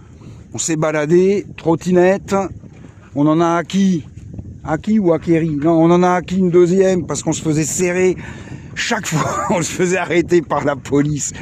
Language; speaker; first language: French; native; French